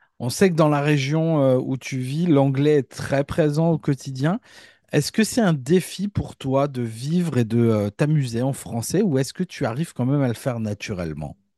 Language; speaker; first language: French; native; French